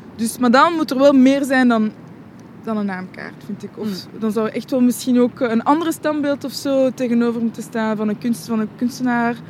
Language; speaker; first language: Dutch; non-native, local second language; French